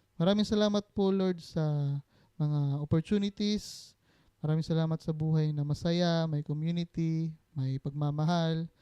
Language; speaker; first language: Filipino; non-native, local second language; Cebuano